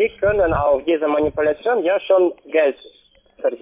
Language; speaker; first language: German; non-native, learner; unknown